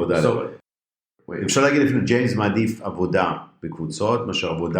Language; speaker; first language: Hebrew; native; Hebrew